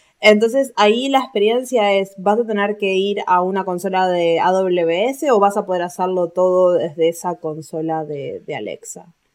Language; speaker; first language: Spanish; native; Spanish